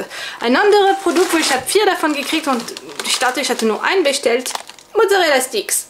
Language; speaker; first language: German; non-native, fluent; French